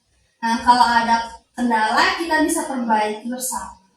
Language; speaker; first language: Indonesian; native; Indonesian